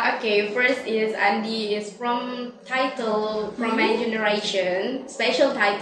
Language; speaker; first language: English; non-native, learner; Indonesian